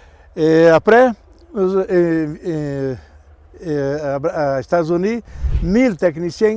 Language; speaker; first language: French; non-native, learner; Portuguese